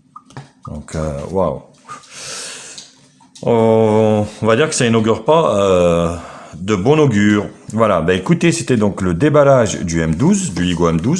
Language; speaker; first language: French; native; French